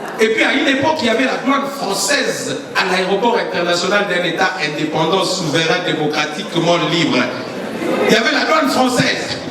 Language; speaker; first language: French; non-native, local second language; Lingala